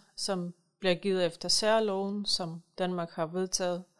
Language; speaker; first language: Danish; non-native, fluent; Ukrainian